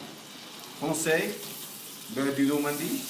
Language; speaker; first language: French; non-native, learner; English